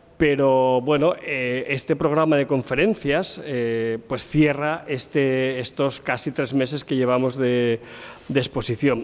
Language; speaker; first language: Spanish; native; Spanish